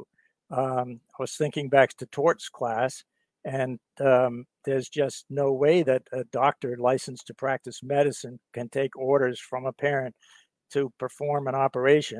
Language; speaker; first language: English; native; English